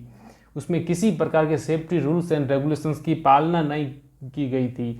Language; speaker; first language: Hindi; native; Hindi